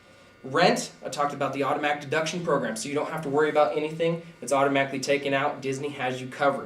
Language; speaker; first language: English; native; English